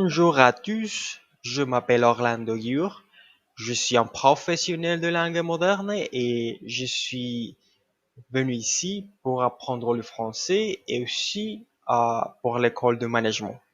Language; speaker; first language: French; non-native, learner; Spanish